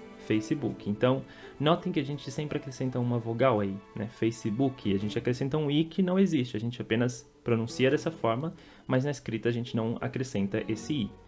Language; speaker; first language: Portuguese; native; Portuguese